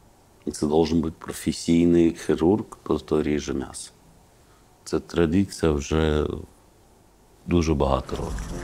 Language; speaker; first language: Ukrainian; non-native, local second language; Russian